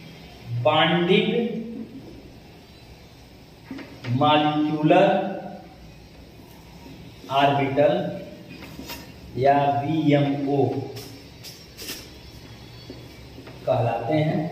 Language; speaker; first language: Hindi; native; Hindi